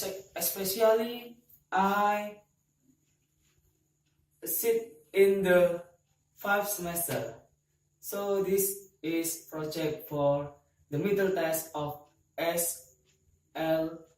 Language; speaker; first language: English; non-native, learner; Indonesian